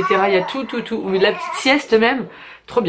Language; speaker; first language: French; native; French